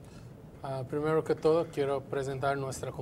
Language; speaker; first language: Spanish; non-native, fluent; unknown